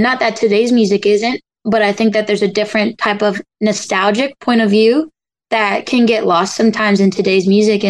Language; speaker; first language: English; native; English